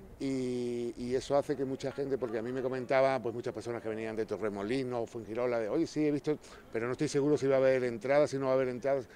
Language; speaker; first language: Spanish; native; Spanish